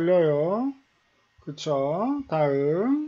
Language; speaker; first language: Korean; native; Korean